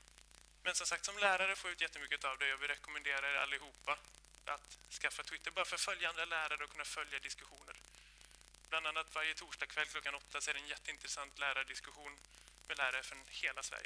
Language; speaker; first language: Swedish; native; Swedish